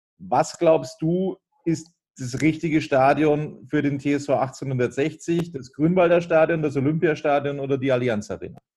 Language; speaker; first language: German; native; German